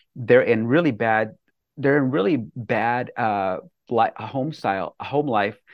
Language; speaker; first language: English; native; English